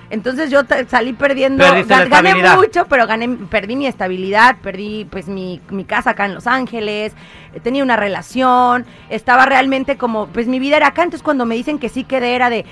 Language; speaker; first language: Spanish; native; Spanish